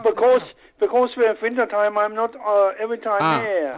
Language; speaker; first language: English; non-native, learner; Luxembourgish